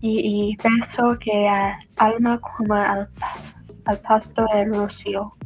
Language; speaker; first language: Spanish; non-native, learner; English